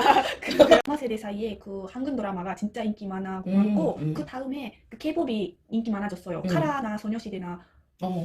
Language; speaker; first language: Korean; non-native, learner; Japanese